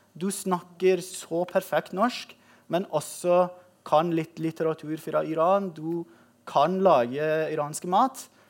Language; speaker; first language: Norwegian; non-native, fluent; Persian